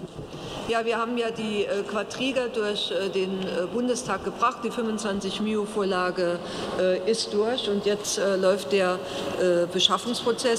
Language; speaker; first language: German; native; German